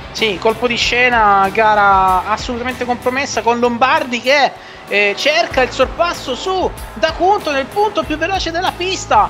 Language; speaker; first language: Italian; native; Italian